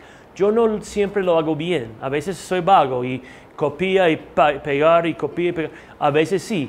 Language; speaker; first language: Spanish; non-native, fluent; English